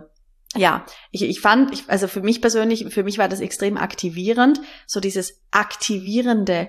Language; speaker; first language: German; native; German